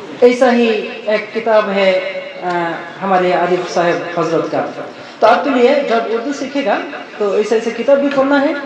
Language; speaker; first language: Urdu; non-native, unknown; Bangla